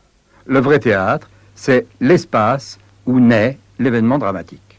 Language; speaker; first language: French; native; French